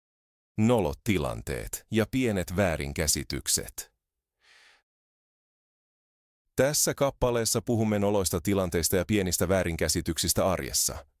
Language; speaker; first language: Finnish; non-native, fluent; Spanish